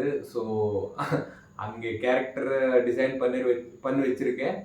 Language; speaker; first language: Tamil; non-native, learner; Malayalam